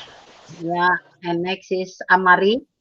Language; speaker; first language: English; non-native, fluent; Indonesian